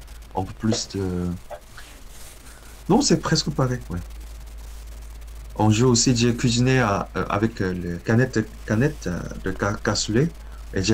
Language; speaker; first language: French; non-native, learner; Korean